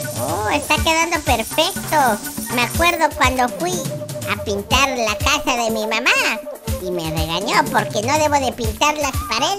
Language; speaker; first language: Spanish; native; Spanish